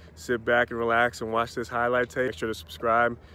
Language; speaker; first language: English; native; English